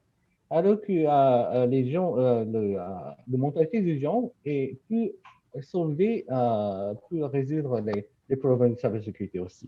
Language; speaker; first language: French; non-native, fluent; Japanese